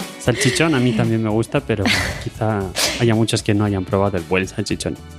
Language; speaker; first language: Spanish; native; Spanish